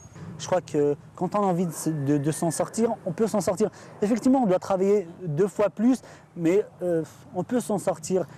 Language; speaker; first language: French; native; French